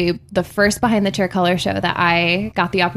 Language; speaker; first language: English; native; English